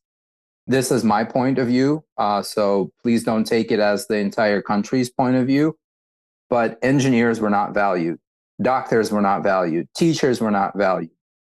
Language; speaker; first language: English; early bilingual, other home language; Russian